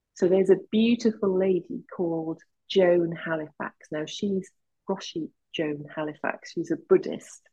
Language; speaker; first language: English; native; English